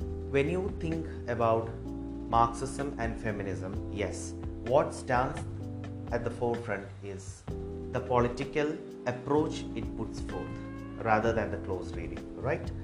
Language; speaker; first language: English; non-native, local second language; Malayalam